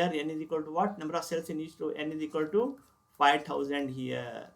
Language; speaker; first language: English; non-native, local second language; Kannada